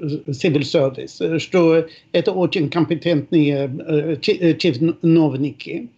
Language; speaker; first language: Russian; non-native, fluent; Swedish